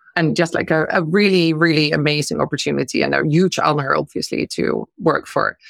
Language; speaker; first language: English; non-native, fluent; Dutch